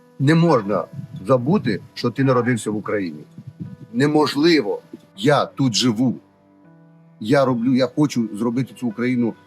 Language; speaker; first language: Ukrainian; native; Ukrainian